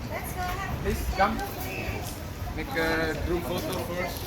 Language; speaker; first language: English; non-native, learner; Indonesian